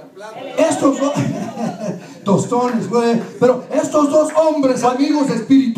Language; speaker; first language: Spanish; early bilingual, heritage; Spanish